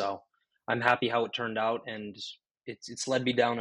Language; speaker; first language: English; native; English